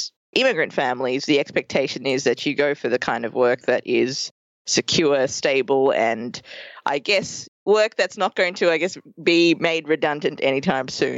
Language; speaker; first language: English; native; English